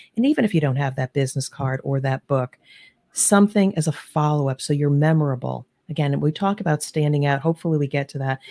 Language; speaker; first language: English; native; English